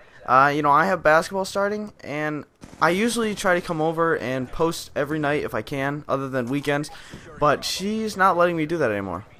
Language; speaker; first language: English; native; English